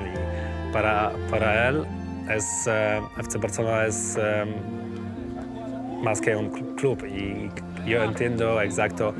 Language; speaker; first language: Spanish; non-native, learner; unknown